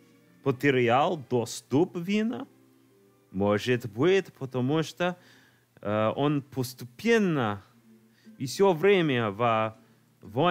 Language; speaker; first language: Russian; non-native, learner; English